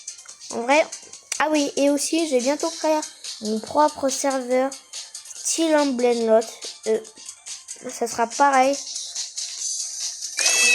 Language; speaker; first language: French; native; French